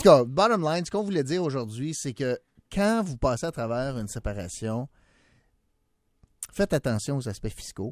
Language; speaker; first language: French; native; French